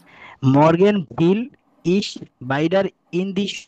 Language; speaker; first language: German; non-native, learner; Bangla